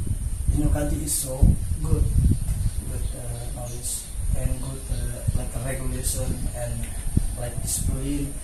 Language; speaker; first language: English; non-native, learner; Indonesian